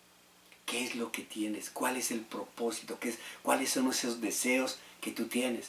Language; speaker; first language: Spanish; native; Spanish